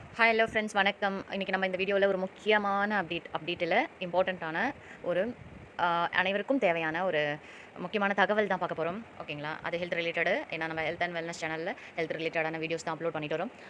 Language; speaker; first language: Tamil; native; Tamil